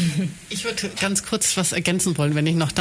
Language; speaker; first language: German; native; German